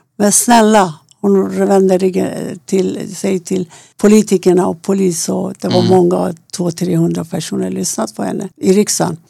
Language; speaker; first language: Swedish; non-native, fluent; Persian